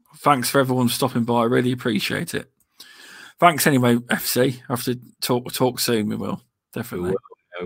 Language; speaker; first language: English; native; English